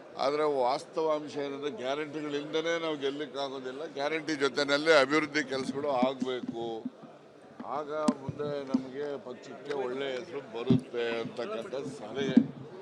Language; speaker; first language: Kannada; native; Kannada